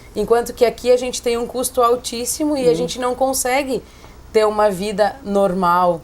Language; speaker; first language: Portuguese; native; Portuguese